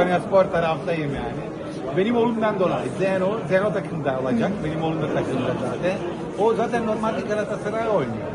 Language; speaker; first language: Turkish; non-native, fluent; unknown